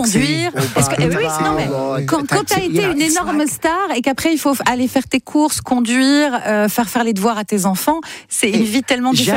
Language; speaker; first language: French; native; French